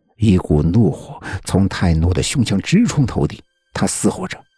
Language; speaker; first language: Chinese; native; Chinese